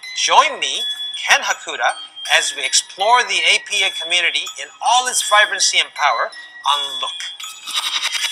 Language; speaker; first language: English; early bilingual, other home language; Korean